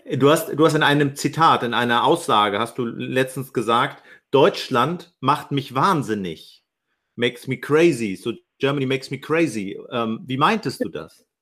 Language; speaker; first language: German; native; German